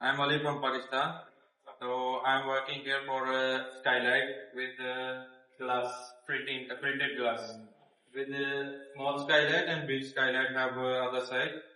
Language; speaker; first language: English; non-native, learner; Urdu